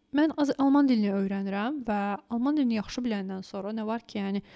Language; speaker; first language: Azerbaijani; native; Azerbaijani